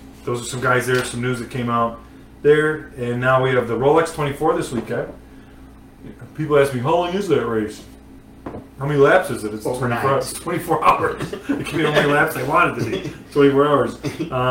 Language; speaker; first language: English; native; English